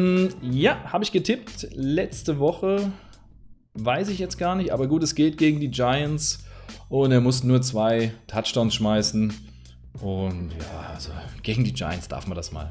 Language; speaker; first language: German; native; German